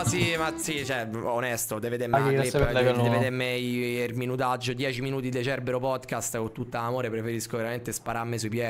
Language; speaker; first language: Italian; native; Italian